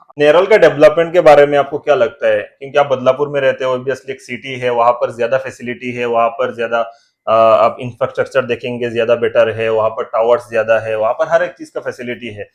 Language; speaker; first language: Hindi; non-native, local second language; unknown